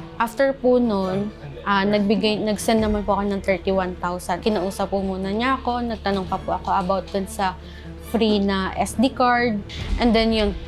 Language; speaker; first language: Filipino; native; Filipino